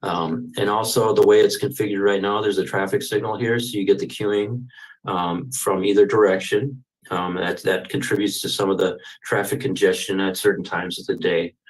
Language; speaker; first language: English; native; English